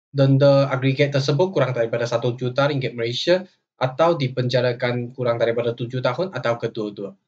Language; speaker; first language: Malay; non-native, local second language; Chinese